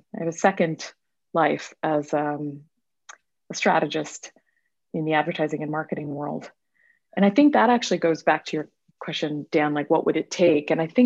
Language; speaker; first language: English; native; English